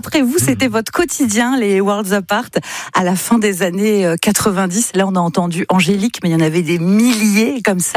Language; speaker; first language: French; native; French